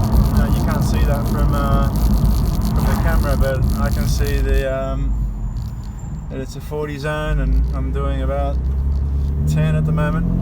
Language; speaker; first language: English; native; English